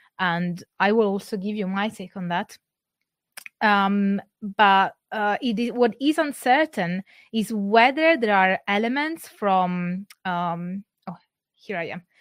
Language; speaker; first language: English; non-native, fluent; Italian